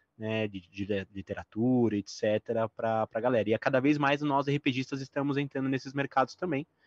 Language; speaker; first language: Portuguese; native; Portuguese